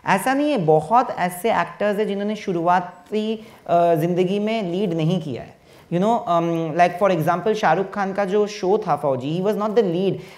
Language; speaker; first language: Hindi; non-native, local second language; Bangla